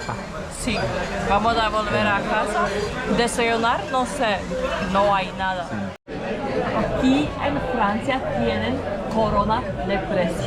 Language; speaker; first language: Spanish; non-native, fluent; Portuguese